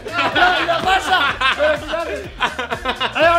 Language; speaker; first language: Spanish; native; Spanish